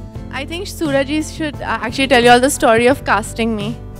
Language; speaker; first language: English; non-native, local second language; Hindi